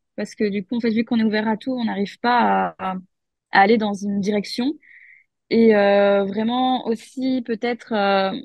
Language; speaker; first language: French; native; French